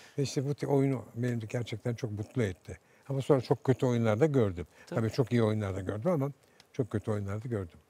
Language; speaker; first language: Turkish; native; Turkish